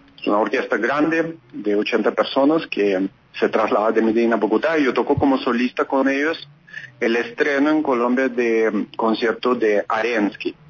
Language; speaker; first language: Spanish; non-native, fluent; Russian